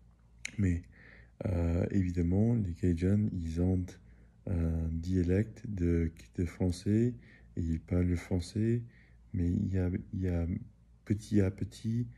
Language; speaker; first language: French; early bilingual, heritage; English